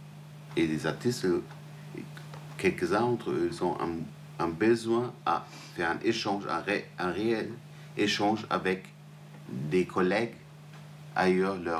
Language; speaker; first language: French; non-native, fluent; German